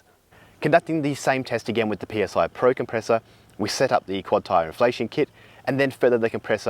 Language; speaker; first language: English; native; English